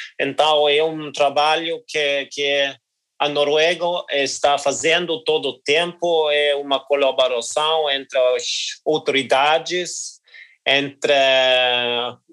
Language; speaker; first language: Portuguese; non-native, learner; Norwegian